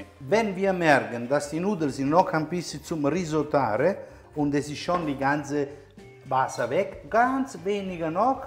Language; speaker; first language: German; non-native, fluent; Italian